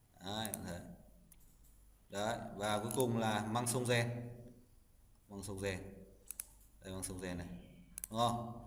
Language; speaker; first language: Vietnamese; native; Vietnamese